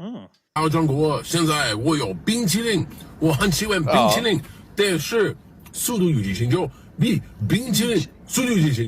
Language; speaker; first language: Chinese; non-native, learner; English